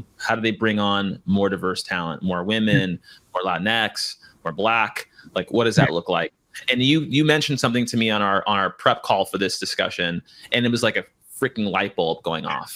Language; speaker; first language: English; native; English